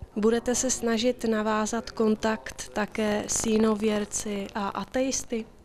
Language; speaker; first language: Czech; native; Czech